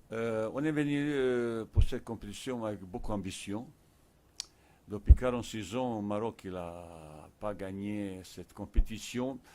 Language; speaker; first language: French; non-native, fluent; Bosnian